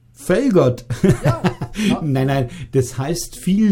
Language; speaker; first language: German; native; German